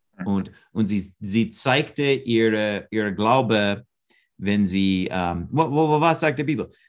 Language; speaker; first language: German; non-native, learner; English